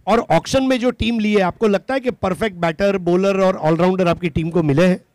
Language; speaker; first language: Hindi; non-native, local second language; Marathi